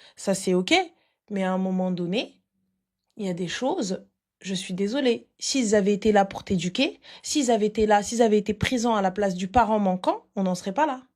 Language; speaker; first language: French; native; French